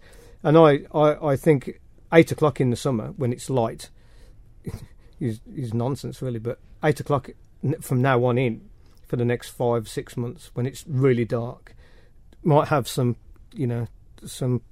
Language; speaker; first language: English; native; English